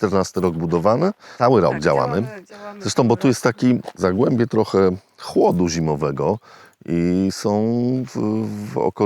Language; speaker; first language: Polish; native; Polish